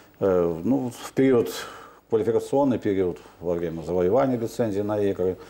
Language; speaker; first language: Russian; native; Russian